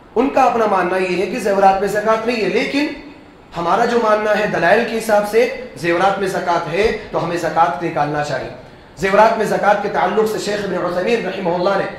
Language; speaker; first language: Urdu; native; Urdu